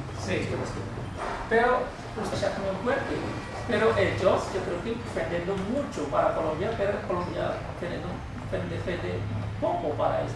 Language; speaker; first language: Spanish; non-native, learner; Indonesian